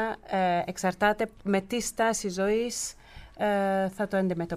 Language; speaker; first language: Greek; early bilingual, heritage; Greek